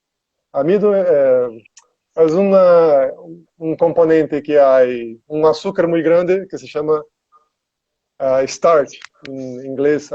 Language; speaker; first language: Spanish; non-native, learner; Portuguese